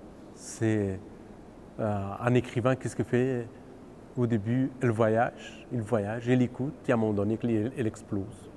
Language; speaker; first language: French; non-native, fluent; Persian